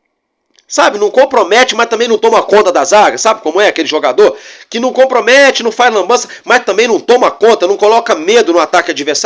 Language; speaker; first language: Portuguese; native; Portuguese